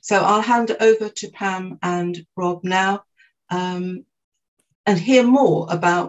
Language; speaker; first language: English; native; English